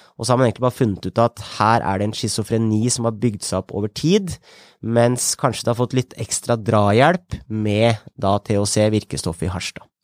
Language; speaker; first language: Norwegian; native; Norwegian